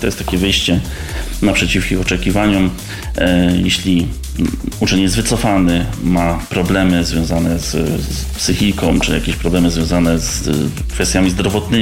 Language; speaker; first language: Polish; native; Polish